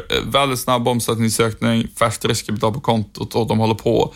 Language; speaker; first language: Swedish; native; Swedish